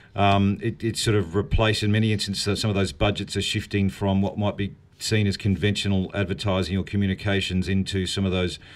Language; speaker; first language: English; native; English